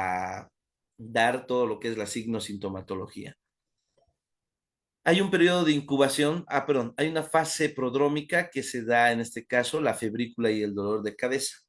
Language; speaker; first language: Spanish; native; Spanish